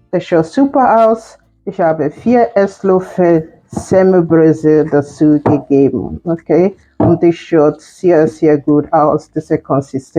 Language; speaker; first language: German; non-native, fluent; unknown